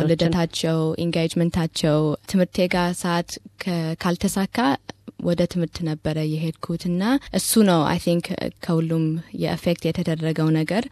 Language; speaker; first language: Amharic; early bilingual, heritage; Amharic